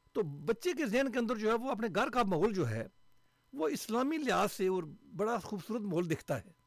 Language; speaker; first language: Urdu; non-native, local second language; Punjabi